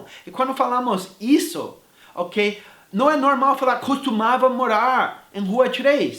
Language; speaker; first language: Portuguese; non-native, fluent; English